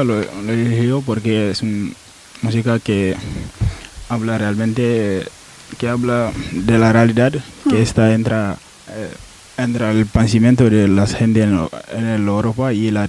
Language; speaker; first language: Spanish; non-native, learner; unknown